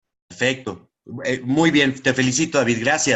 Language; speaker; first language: Spanish; native; Spanish